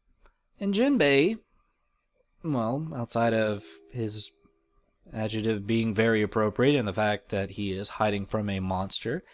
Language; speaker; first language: English; native; English